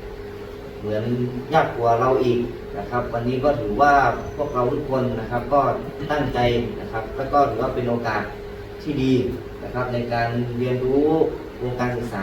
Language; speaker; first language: Thai; native; Thai